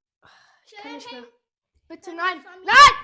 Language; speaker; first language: German; early bilingual, other home language; Persian